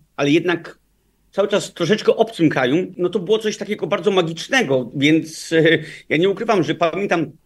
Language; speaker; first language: Polish; early bilingual, heritage; Danish